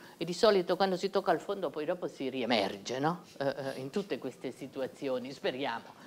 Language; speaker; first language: Italian; native; Italian